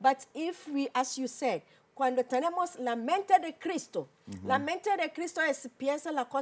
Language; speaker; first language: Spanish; non-native, learner; English